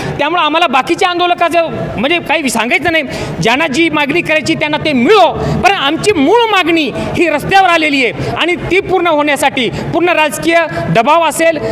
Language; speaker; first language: Marathi; non-native, local second language; Lambadi